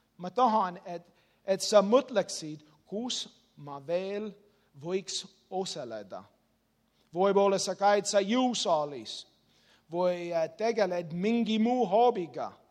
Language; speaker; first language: Estonian; non-native, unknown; English